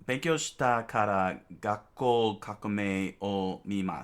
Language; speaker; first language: Japanese; non-native, learner; English